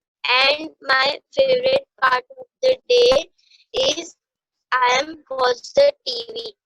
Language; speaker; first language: English; non-native, learner; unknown